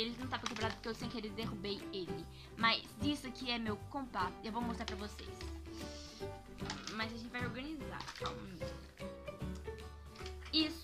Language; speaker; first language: Portuguese; early bilingual, heritage; Portuguese